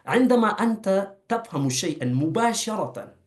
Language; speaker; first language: Arabic; non-native, fluent; Urdu